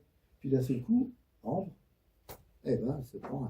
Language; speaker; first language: French; native; French